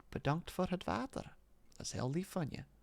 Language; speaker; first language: Dutch; non-native, learner; English